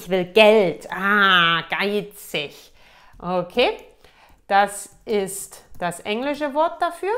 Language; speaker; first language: German; native; German